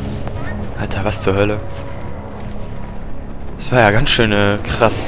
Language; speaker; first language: German; native; German